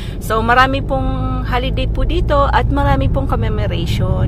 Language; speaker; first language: English; non-native, local second language; Filipino